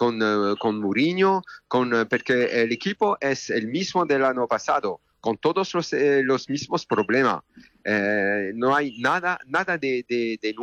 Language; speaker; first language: Spanish; non-native, learner; French